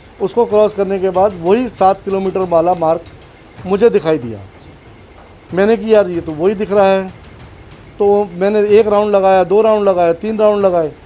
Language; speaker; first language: Hindi; native; Hindi